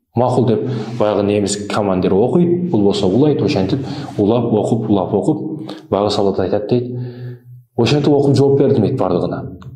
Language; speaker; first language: Kyrgyz; native; Kyrgyz